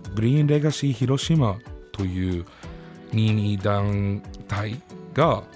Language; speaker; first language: Japanese; non-native, fluent; English